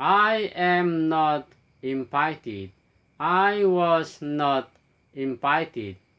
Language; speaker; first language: English; non-native, fluent; Indonesian